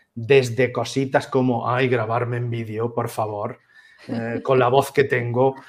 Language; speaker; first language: Spanish; native; Spanish